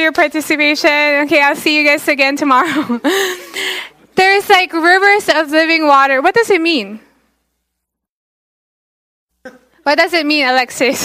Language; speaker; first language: English; non-native, local second language; Filipino